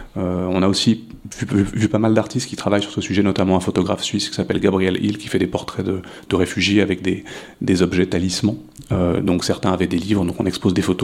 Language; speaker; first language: French; native; French